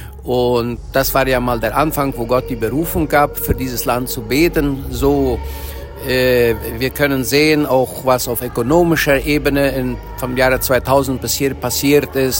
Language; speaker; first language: German; early bilingual, heritage; Low German